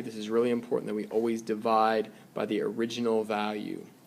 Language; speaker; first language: English; native; English